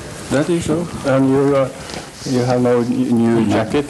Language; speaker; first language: English; non-native, fluent; Norwegian